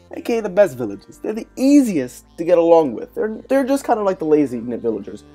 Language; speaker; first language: English; native; English